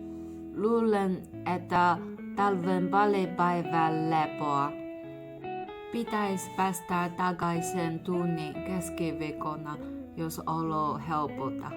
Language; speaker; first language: Finnish; non-native, learner; Chinese